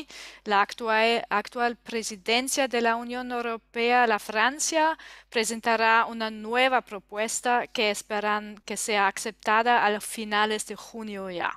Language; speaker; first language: Spanish; non-native, learner; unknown